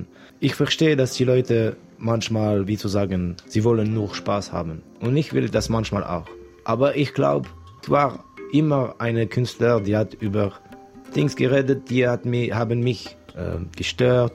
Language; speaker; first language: German; non-native, local second language; French